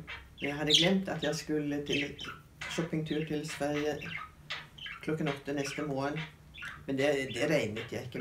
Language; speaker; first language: Norwegian; native; Norwegian